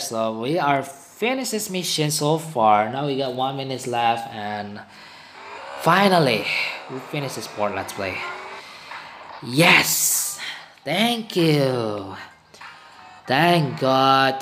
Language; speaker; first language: English; non-native, learner; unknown